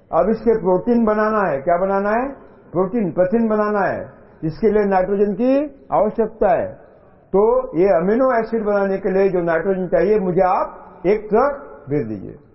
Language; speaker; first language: Hindi; non-native, local second language; Marathi